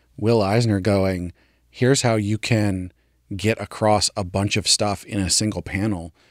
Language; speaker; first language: English; native; English